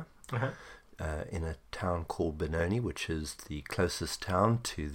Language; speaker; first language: English; native; English